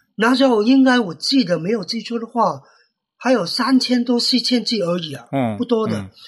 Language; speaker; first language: Chinese; non-native, fluent; Cantonese